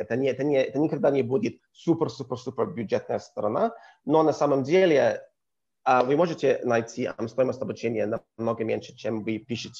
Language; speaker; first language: Russian; non-native, learner; English